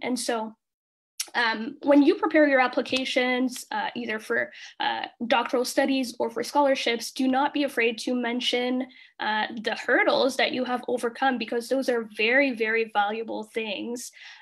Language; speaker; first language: English; early bilingual, other home language; Kinyarwanda